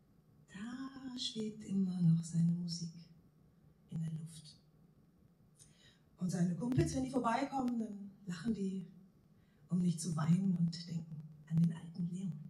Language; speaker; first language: German; native; German